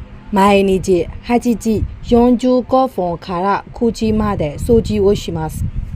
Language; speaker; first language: Japanese; non-native, learner; Burmese